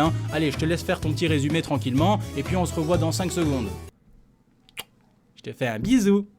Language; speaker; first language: French; native; French